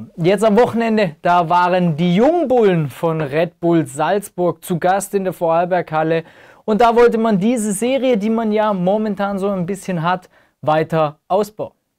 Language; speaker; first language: German; native; German